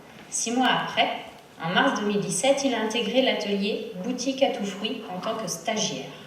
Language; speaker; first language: French; native; French